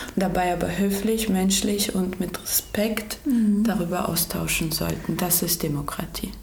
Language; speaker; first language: German; early bilingual, other home language; Georgian